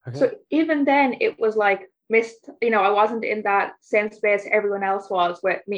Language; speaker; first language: English; native; English